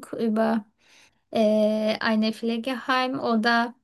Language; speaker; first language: German; non-native, learner; Turkish